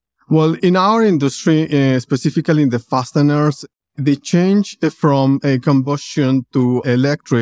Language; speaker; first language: English; non-native, fluent; Spanish